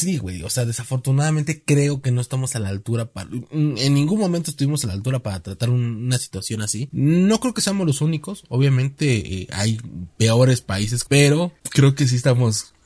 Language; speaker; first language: Spanish; native; Spanish